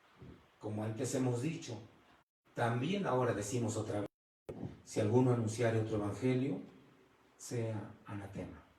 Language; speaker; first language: Spanish; native; Spanish